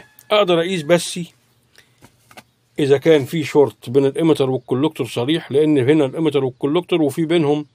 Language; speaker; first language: Arabic; native; Arabic